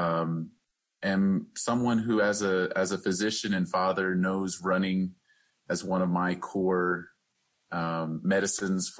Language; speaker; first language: English; native; English